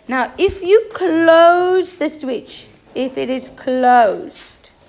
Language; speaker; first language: English; non-native, local second language; Afrikaans